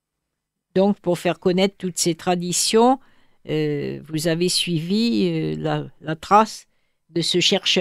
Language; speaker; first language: French; native; French